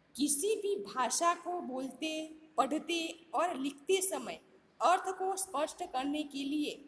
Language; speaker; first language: Hindi; non-native, local second language; Gujarati